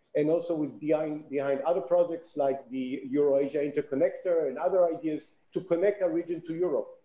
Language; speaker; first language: English; non-native, fluent; Hebrew